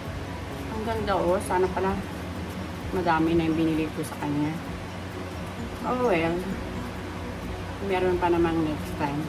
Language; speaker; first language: Filipino; native; Filipino